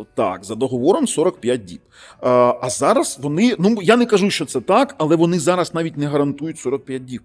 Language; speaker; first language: Ukrainian; native; Ukrainian